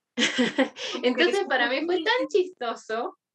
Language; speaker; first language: Spanish; early bilingual, other home language; Korean